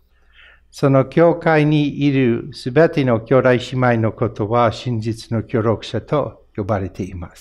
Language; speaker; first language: Japanese; non-native, fluent; English